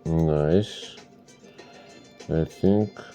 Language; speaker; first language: English; non-native, learner; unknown